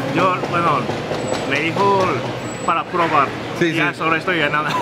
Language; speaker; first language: Spanish; non-native, fluent; Japanese